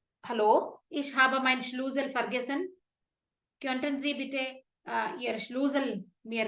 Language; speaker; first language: German; non-native, fluent; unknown